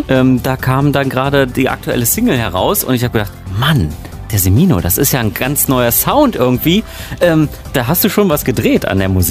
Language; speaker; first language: German; native; German